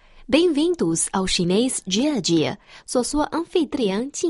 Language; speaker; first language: Portuguese; non-native, fluent; Chinese